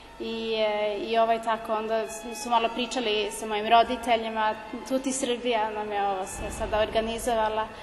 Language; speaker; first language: Serbian; early bilingual, heritage; Serbian